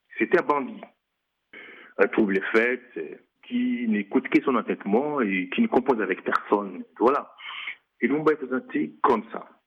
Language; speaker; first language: French; non-native, local second language; Lingala